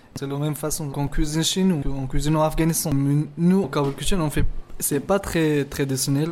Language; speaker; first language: French; non-native, fluent; Persian